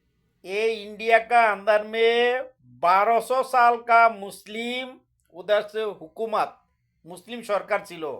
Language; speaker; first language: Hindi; non-native, learner; Bangla